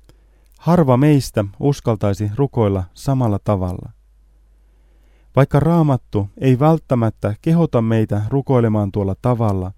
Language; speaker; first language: Finnish; native; Finnish